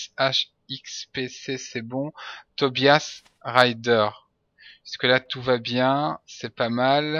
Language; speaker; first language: French; native; French